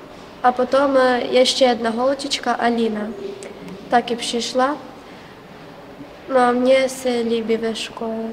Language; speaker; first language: Czech; non-native, learner; Ukrainian